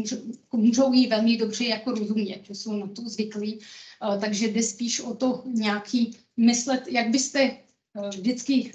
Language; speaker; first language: Czech; non-native, fluent; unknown